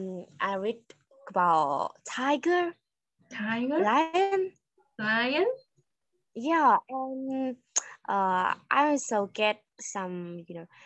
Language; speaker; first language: English; non-native, learner; Vietnamese